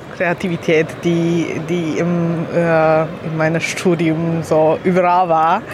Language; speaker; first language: German; non-native, learner; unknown